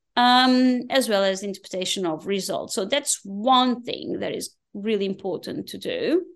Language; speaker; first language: English; non-native, fluent; Portuguese